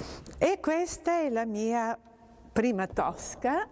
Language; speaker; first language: Italian; non-native, fluent; Bulgarian